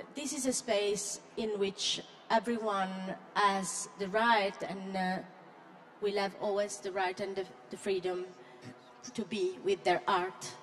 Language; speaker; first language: English; non-native, fluent; Italian